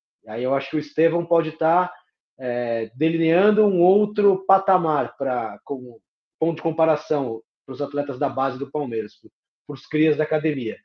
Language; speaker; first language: Portuguese; native; Portuguese